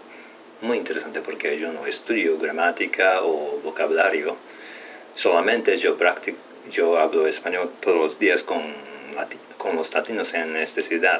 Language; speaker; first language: Spanish; non-native, learner; Japanese